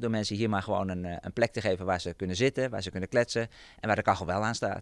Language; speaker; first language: Dutch; native; Dutch